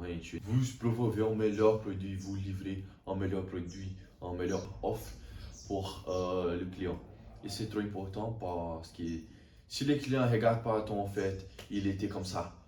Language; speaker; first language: French; non-native, learner; Portuguese